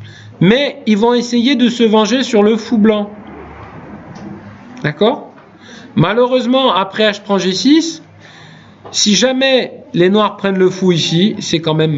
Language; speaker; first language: French; native; French